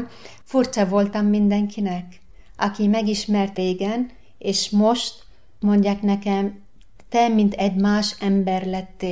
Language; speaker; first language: Hungarian; non-native, learner; Arabic